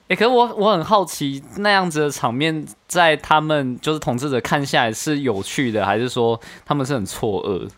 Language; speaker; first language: Chinese; native; Chinese